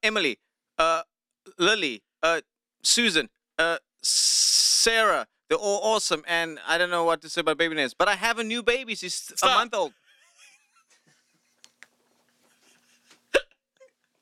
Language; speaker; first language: English; non-native, local second language; Afrikaans